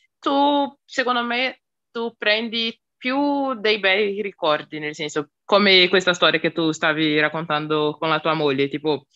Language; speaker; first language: Italian; non-native, fluent; Portuguese